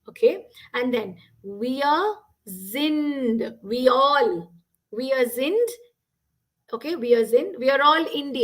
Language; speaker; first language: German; non-native, fluent; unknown